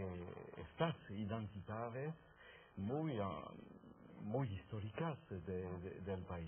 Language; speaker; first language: Spanish; non-native, fluent; French